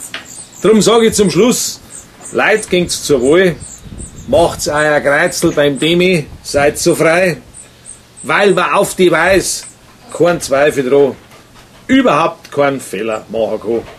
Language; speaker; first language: German; native; German